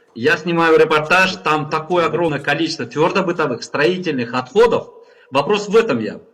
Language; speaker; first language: Russian; non-native, local second language; Kazakh